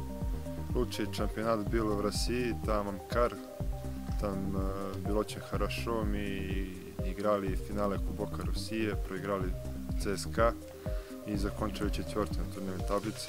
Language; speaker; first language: Russian; non-native, learner; Serbian